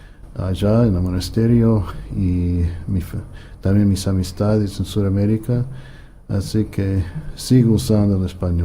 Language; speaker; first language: Spanish; non-native, fluent; English